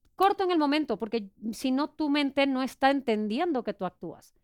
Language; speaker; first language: Spanish; native; Spanish